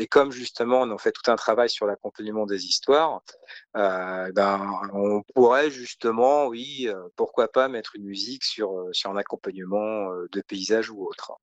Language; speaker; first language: French; native; French